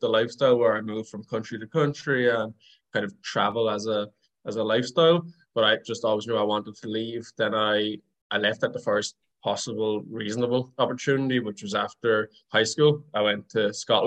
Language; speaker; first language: English; native; English